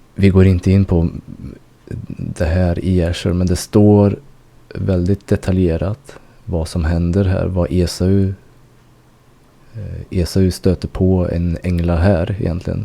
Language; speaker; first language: Swedish; native; Swedish